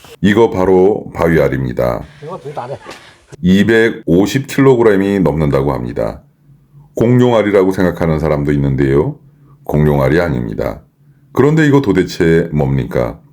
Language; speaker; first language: Korean; native; Korean